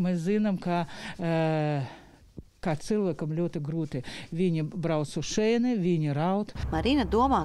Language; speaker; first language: Latvian; non-native, local second language; Russian